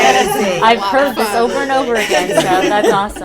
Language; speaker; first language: English; native; English